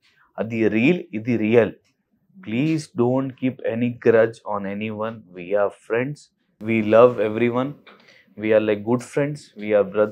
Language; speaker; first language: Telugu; non-native, learner; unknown